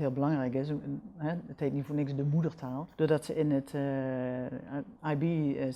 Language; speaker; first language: Dutch; native; Dutch